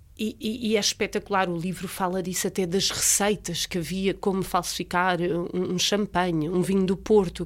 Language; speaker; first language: Portuguese; native; Portuguese